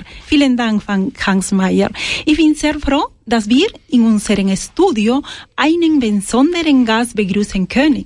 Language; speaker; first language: German; non-native, fluent; Spanish